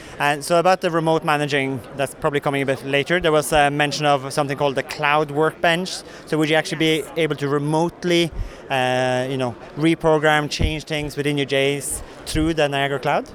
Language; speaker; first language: English; non-native, fluent; Norwegian